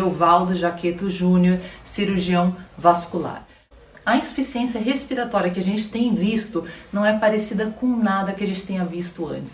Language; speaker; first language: Portuguese; native; Portuguese